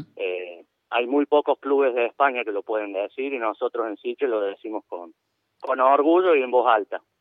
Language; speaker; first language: Spanish; native; Spanish